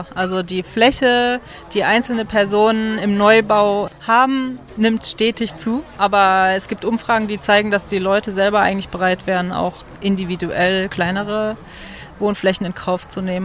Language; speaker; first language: German; native; German